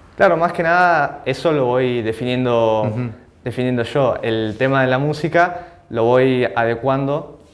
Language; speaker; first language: Spanish; native; Spanish